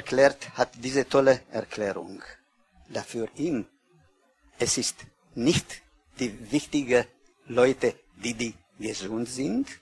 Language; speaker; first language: German; non-native, learner; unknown